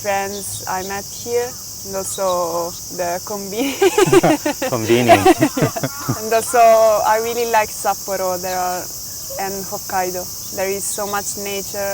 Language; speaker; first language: English; non-native, fluent; Italian